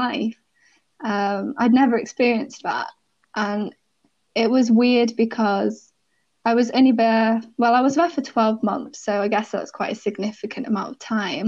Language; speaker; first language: English; native; English